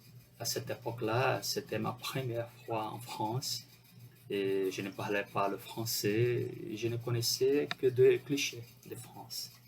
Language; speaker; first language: French; non-native, fluent; Portuguese